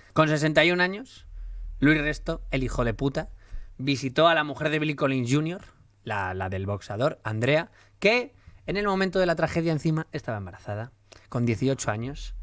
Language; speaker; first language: Spanish; native; Spanish